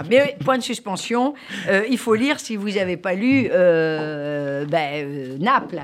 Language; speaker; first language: French; native; French